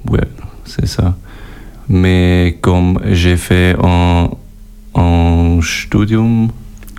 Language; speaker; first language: French; non-native, learner; German